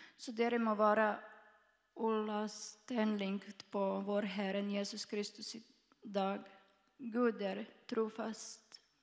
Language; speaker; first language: Norwegian; non-native, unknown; Croatian